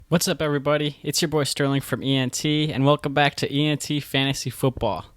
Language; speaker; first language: English; native; English